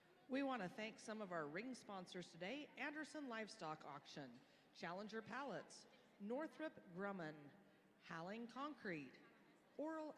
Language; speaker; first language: English; native; English